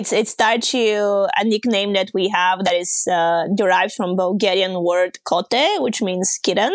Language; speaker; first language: English; non-native, fluent; Bulgarian